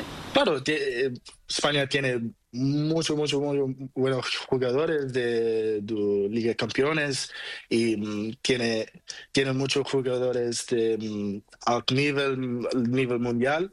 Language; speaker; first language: Spanish; non-native, learner; Portuguese